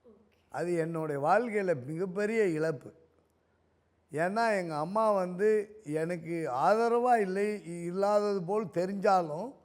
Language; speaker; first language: Tamil; native; Tamil